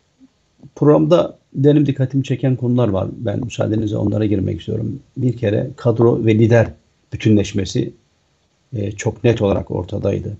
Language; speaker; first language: Turkish; native; Turkish